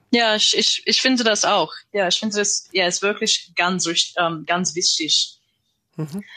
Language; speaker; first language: German; non-native, learner; English